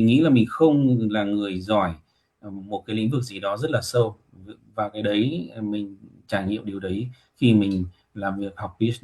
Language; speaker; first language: Vietnamese; native; Vietnamese